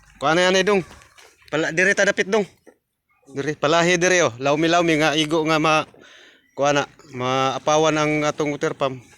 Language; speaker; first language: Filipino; non-native, local second language; Cebuano